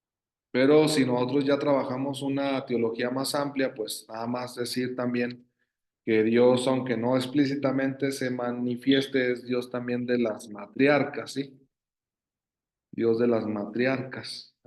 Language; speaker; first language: Spanish; native; Spanish